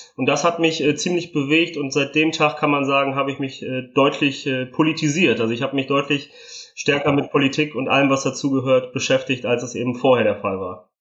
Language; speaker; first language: German; early bilingual, other home language; Italian